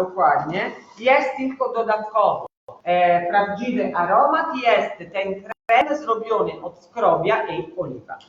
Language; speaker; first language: Polish; non-native, learner; Italian